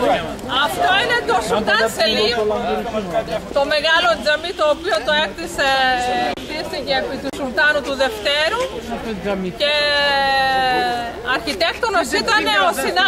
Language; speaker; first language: Greek; native; Greek